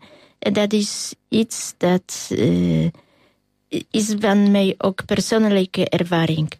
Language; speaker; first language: Dutch; non-native, learner; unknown